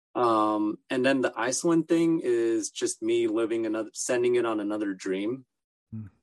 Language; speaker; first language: English; native; English